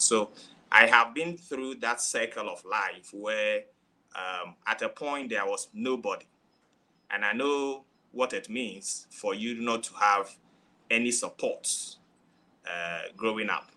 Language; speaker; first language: English; non-native, local second language; Ewe